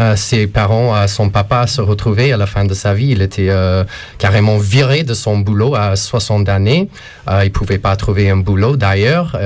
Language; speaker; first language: French; non-native, fluent; English